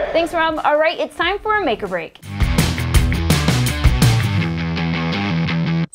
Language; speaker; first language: English; native; English